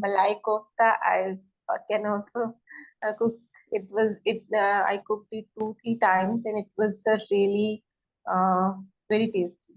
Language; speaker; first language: English; non-native, learner; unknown